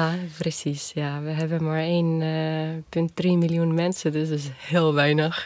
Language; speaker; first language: Dutch; non-native, fluent; Estonian